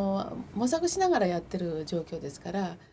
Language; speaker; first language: Japanese; native; Japanese